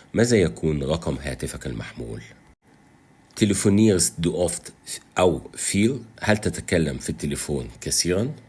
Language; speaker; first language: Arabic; native; Arabic